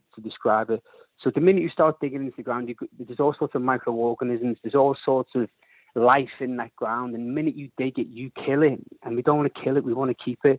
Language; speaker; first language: English; native; English